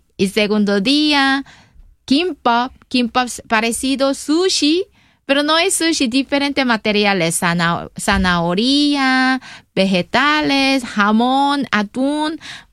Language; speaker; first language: Spanish; non-native, learner; Korean